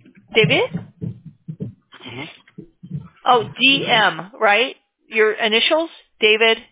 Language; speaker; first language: English; native; English